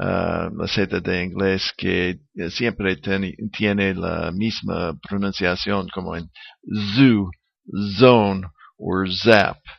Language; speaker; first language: Spanish; non-native, learner; English